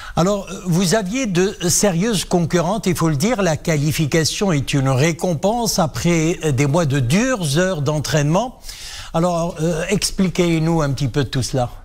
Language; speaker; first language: French; non-native, local second language; Arabic